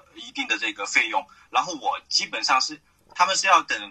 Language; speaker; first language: Chinese; native; Chinese